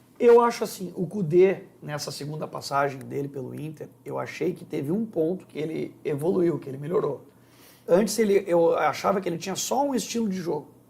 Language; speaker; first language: Portuguese; native; Portuguese